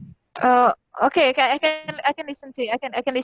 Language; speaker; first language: English; non-native, learner; Indonesian